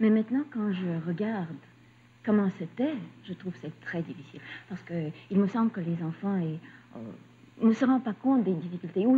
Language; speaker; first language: French; early bilingual, other home language; Russian